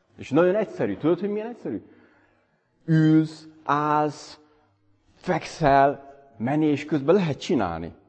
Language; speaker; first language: Hungarian; native; Hungarian